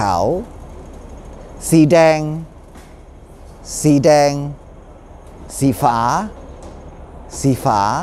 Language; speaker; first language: Thai; non-native, fluent; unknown